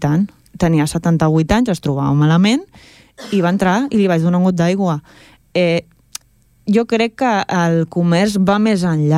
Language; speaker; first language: Catalan; native; Catalan